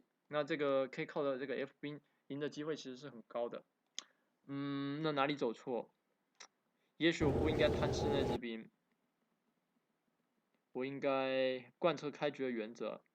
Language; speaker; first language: Chinese; native; Chinese